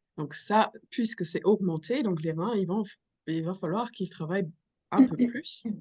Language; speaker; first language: French; non-native, fluent; German